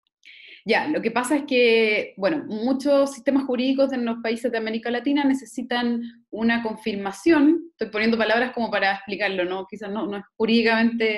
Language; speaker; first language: Spanish; native; Spanish